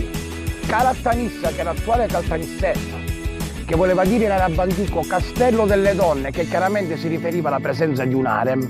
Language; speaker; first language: Italian; native; Italian